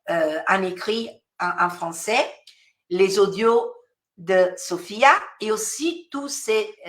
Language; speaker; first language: French; non-native, fluent; Italian